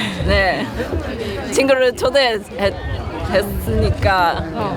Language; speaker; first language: Korean; non-native, learner; Chinese